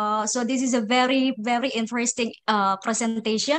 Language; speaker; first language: English; non-native, fluent; Indonesian